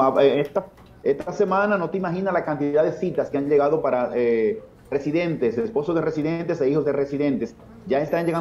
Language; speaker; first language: Spanish; native; Spanish